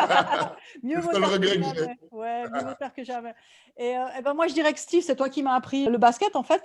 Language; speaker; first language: French; native; French